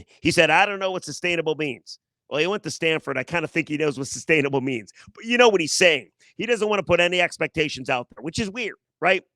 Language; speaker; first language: English; native; English